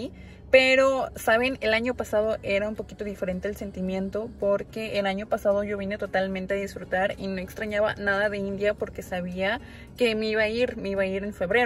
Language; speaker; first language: Spanish; native; Spanish